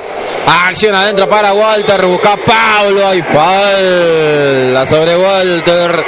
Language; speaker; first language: Spanish; native; Spanish